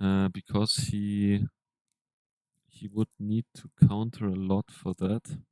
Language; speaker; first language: English; non-native, fluent; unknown